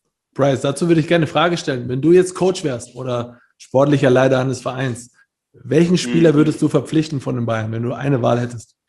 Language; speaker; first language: German; native; German